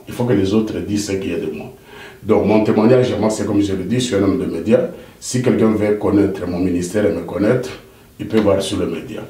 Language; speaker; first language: French; non-native, local second language; Lingala